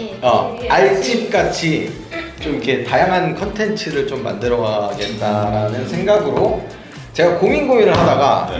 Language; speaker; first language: Korean; native; Korean